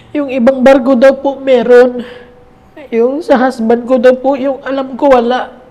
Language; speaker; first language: Filipino; non-native, local second language; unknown